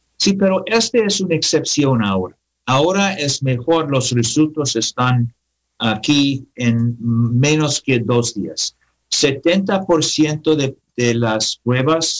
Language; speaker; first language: Spanish; non-native, learner; English